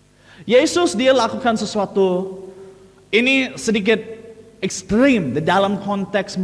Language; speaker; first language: Indonesian; non-native, fluent; English